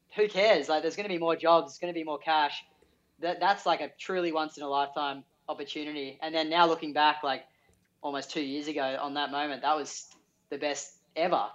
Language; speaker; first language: English; native; English